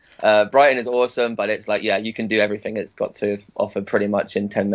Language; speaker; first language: English; native; English